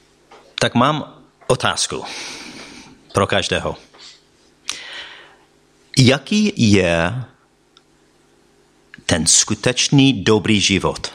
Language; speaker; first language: Czech; non-native, fluent; English